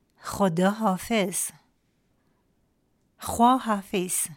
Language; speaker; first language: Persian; non-native, local second language; Central Kurdish